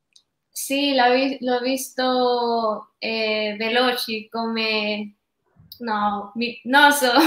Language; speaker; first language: Italian; non-native, learner; Spanish